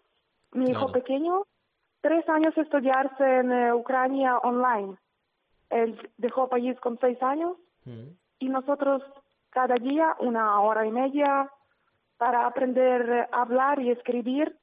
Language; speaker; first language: Spanish; non-native, learner; Ukrainian